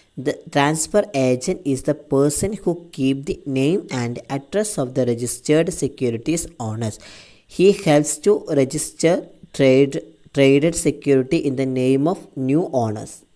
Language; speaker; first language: English; non-native, local second language; Malayalam